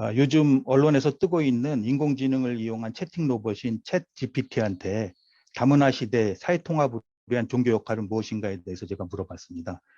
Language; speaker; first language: Korean; native; Korean